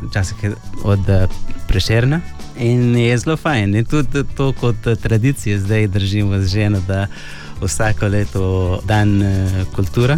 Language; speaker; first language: Slovenian; non-native, fluent; Arabic